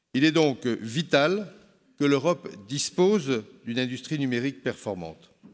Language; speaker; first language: French; native; French